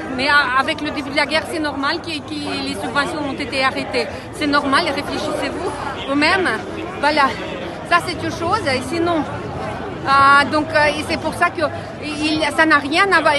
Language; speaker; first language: French; non-native, fluent; Russian